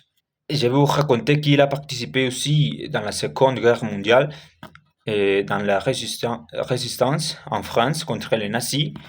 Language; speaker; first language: French; non-native, learner; Spanish